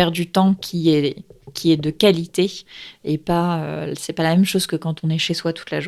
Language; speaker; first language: French; native; French